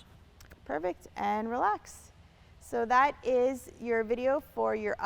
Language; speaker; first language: English; native; English